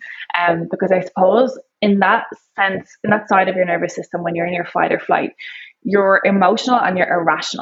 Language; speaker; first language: English; native; English